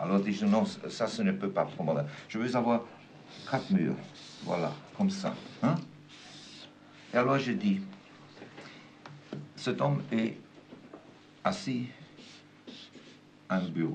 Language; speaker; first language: French; non-native, fluent; German